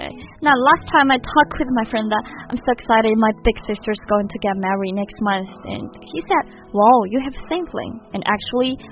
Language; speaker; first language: English; non-native, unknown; Chinese